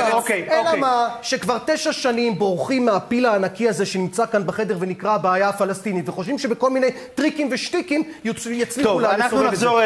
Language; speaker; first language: Hebrew; native; Hebrew